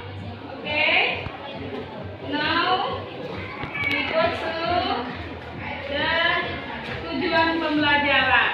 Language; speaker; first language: English; non-native, fluent; Indonesian